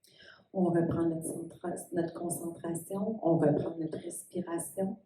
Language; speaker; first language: French; native; French